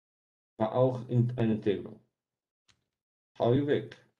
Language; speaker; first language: German; non-native, fluent; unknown